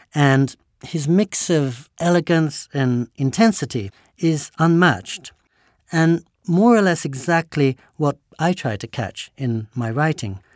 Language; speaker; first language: English; native; English